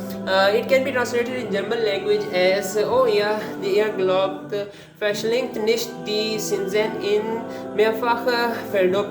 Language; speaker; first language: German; non-native, learner; Urdu